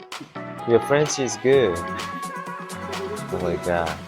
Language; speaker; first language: English; non-native, learner; Korean